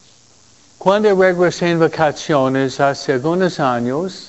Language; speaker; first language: Spanish; non-native, fluent; English